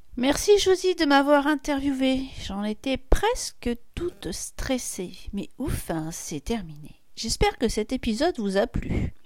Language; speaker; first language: French; native; French